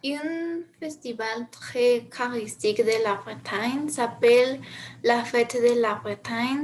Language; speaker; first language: French; non-native, learner; Spanish